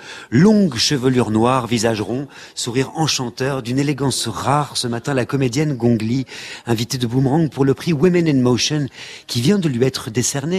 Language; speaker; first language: French; native; French